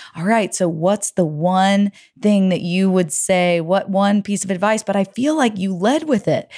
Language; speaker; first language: English; native; English